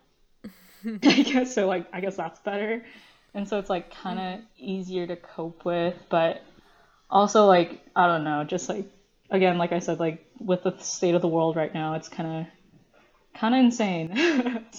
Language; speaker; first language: English; early bilingual, other home language; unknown